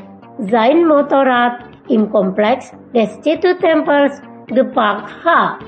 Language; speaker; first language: German; non-native, fluent; Indonesian